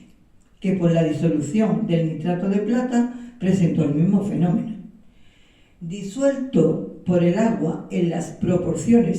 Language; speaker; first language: Spanish; native; Spanish